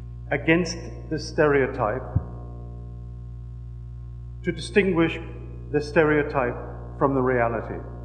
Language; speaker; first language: English; native; English